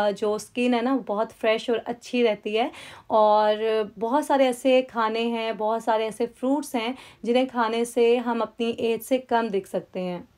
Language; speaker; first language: Urdu; native; Urdu